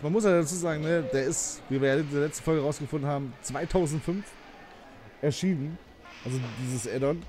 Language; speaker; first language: German; native; German